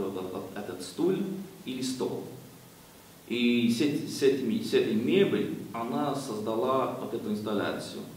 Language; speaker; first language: Russian; non-native, fluent; Swedish